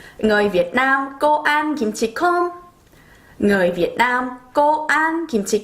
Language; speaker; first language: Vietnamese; non-native, fluent; Korean